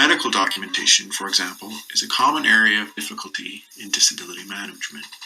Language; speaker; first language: English; native; English